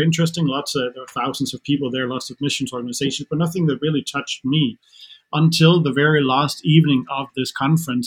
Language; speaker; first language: English; non-native, fluent; Danish